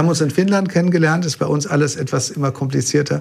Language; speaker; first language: German; native; German